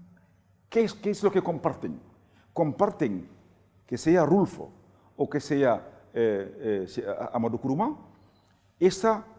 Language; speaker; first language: Spanish; non-native, fluent; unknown